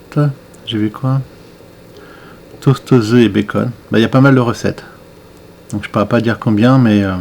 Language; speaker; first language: French; native; French